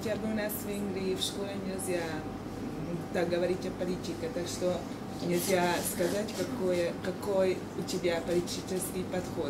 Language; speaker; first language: Russian; non-native, fluent; English